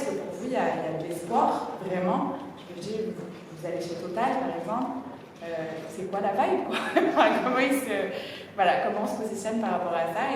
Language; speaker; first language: French; native; French